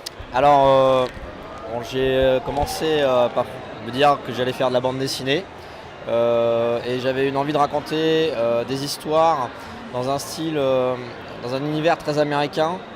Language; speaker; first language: French; native; French